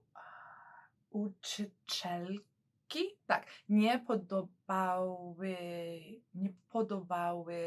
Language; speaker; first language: Polish; early bilingual, other home language; English